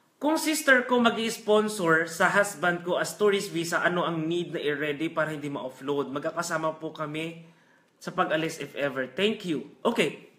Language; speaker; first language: Filipino; non-native, local second language; Hiligaynon